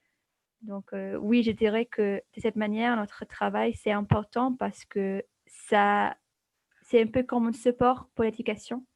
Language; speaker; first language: French; non-native, fluent; English